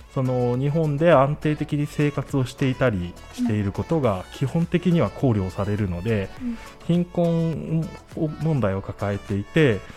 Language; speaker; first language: Japanese; native; Japanese